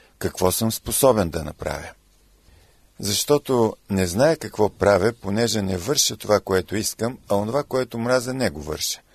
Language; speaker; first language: Bulgarian; native; Bulgarian